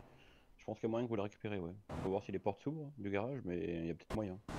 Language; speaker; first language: French; native; French